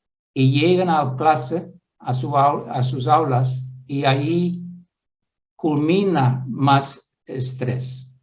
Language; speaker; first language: Spanish; non-native, fluent; Dutch